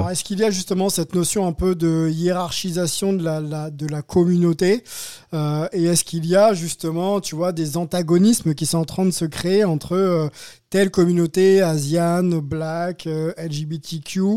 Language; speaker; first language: French; native; French